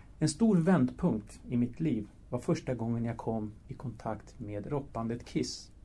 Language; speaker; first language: Swedish; early bilingual, other home language; Spanish